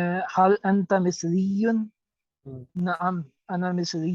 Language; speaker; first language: Arabic; non-native, learner; Urdu